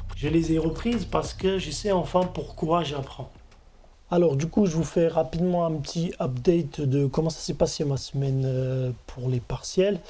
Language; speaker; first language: French; non-native, fluent; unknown